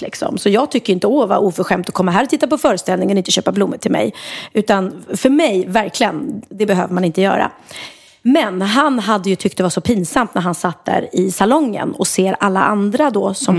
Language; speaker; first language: Swedish; native; Swedish